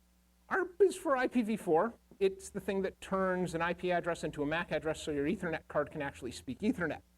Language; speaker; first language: English; native; English